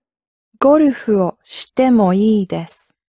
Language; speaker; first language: Japanese; non-native, learner; English